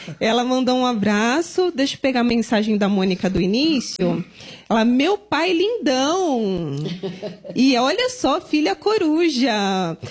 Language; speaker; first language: Portuguese; native; Portuguese